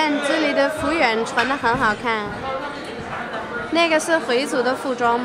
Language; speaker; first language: Chinese; non-native, fluent; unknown